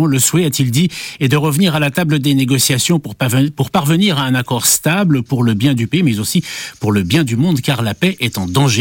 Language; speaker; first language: French; native; French